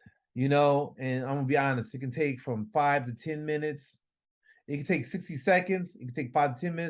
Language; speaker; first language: English; native; English